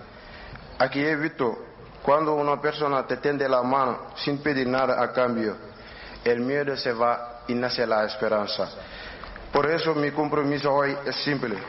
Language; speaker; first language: Spanish; non-native, learner; Wolof